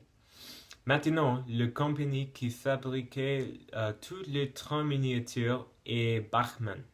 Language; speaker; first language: French; non-native, learner; English